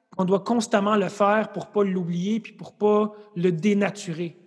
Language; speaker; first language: French; native; French